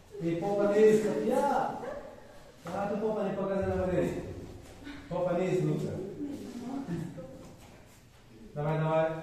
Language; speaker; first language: Russian; non-native, learner; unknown